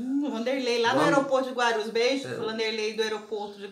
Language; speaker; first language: Portuguese; native; Portuguese